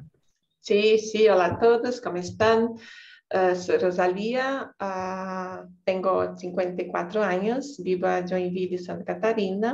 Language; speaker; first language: Spanish; non-native, learner; Portuguese